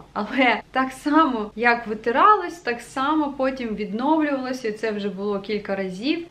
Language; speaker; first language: Ukrainian; non-native, local second language; Russian